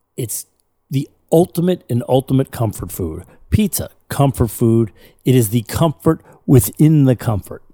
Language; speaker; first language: English; native; English